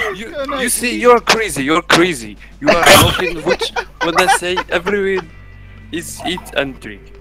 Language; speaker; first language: English; non-native, learner; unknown